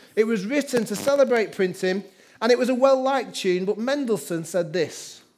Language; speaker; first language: English; native; English